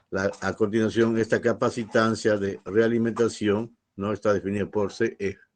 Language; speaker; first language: Spanish; native; Spanish